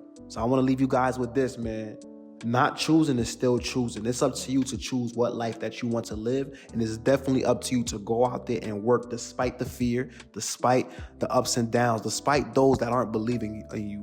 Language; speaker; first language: English; native; English